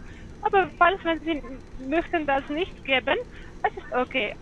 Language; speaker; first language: German; non-native, learner; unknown